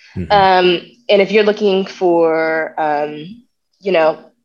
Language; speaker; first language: English; native; English